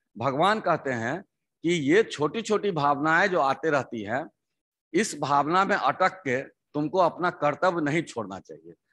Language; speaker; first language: Hindi; native; Hindi